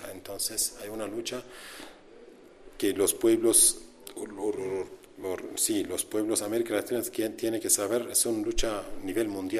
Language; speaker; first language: Spanish; non-native, learner; Kurdish